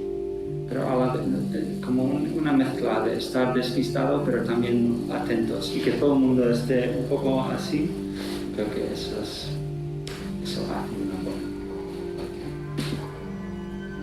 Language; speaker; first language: Spanish; non-native, fluent; English